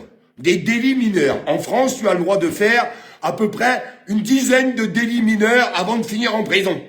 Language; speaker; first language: French; native; French